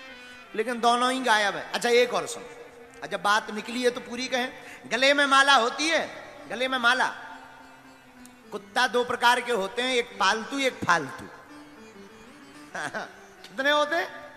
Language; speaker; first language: Hindi; native; Hindi